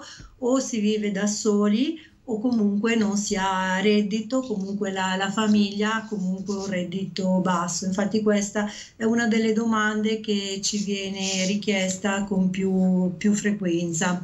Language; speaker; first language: Italian; native; Italian